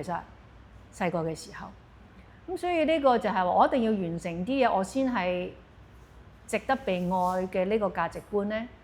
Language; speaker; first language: Cantonese; native; Cantonese